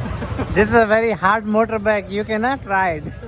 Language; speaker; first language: English; non-native, learner; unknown